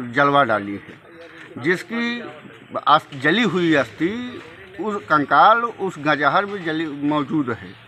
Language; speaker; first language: Hindi; native; Hindi